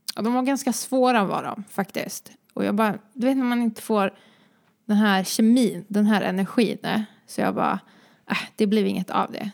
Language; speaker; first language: Swedish; early bilingual, other home language; Croatian